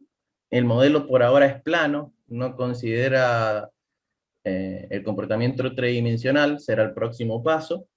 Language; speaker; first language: Spanish; native; Spanish